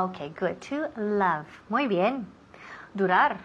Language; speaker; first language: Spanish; non-native, fluent; English